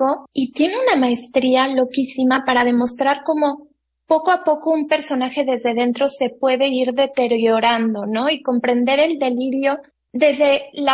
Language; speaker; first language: Spanish; native; Spanish